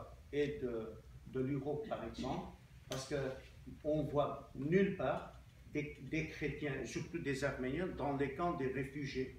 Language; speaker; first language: French; non-native, local second language; Armenian